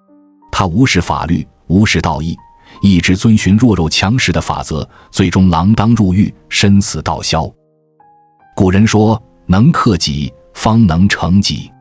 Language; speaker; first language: Chinese; native; Chinese